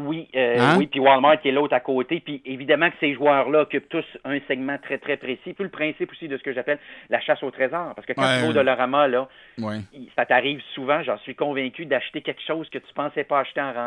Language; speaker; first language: French; native; French